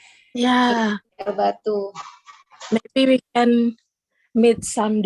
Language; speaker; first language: English; non-native, learner; Indonesian